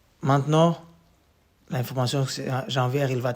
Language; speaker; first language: French; non-native, learner; Portuguese